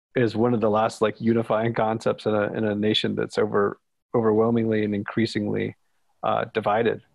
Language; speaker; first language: English; native; English